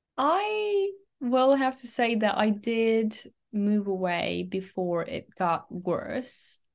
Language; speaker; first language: English; early bilingual, other home language; Ukrainian